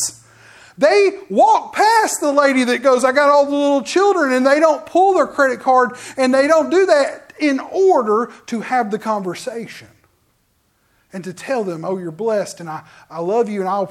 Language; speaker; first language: English; native; English